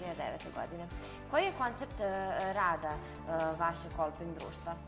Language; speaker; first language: Serbian; native; Serbian